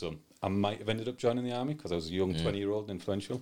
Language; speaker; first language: English; native; English